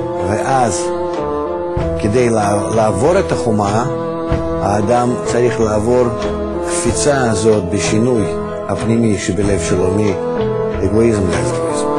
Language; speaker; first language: Hebrew; non-native, fluent; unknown